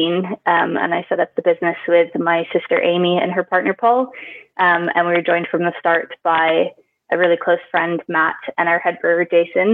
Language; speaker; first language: English; native; English